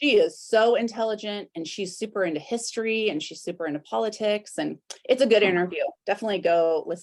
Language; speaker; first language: English; native; English